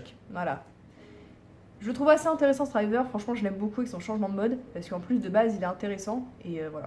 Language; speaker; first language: French; native; French